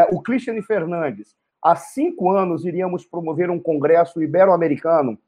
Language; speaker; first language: Portuguese; native; Portuguese